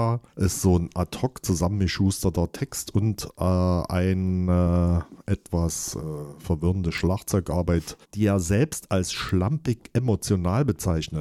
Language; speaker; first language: German; native; German